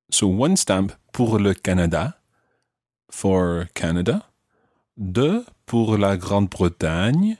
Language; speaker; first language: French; non-native, fluent; English